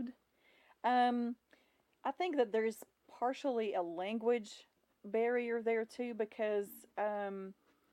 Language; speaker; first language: English; non-native, fluent; Russian